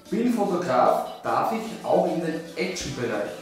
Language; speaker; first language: German; native; German